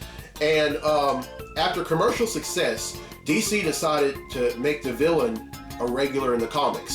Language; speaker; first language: English; native; English